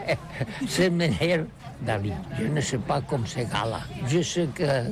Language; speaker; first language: French; non-native, learner; Catalan